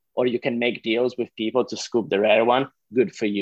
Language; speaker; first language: English; non-native, fluent; Italian